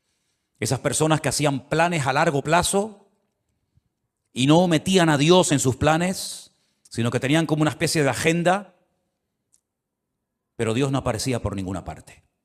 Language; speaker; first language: Spanish; native; Spanish